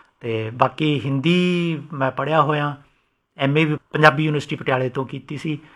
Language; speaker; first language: Punjabi; non-native, local second language; Rajasthani